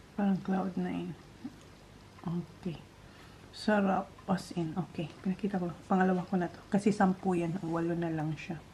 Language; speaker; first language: Filipino; non-native, local second language; Bikol